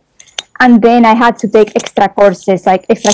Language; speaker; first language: English; non-native, fluent; Spanish